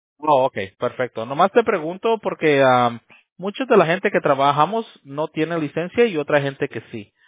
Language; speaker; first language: Spanish; early bilingual, heritage; Spanish